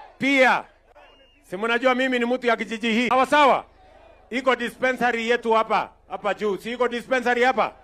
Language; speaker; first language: Swahili; non-native, local second language; Kalenjin